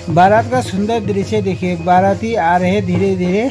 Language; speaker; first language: Hindi; non-native, local second language; Garhwali